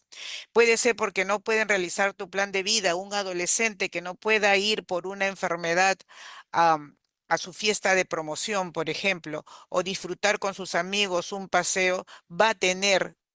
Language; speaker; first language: Spanish; native; Spanish